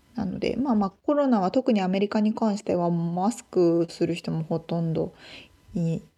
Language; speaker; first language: Japanese; native; Japanese